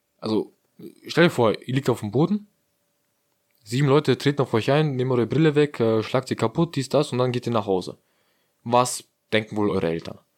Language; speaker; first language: German; early bilingual, other home language; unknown